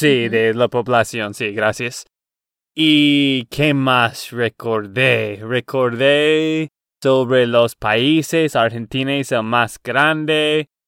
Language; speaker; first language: Spanish; non-native, learner; English